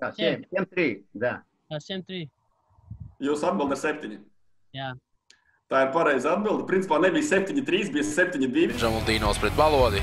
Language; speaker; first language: Latvian; non-native, local second language; Russian